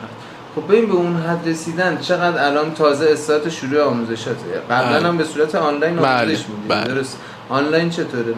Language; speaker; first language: Persian; native; Persian